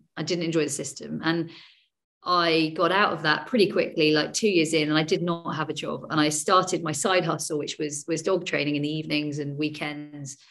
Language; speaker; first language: English; native; English